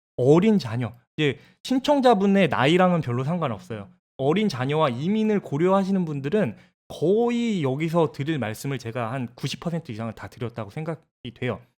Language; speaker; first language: Korean; native; Korean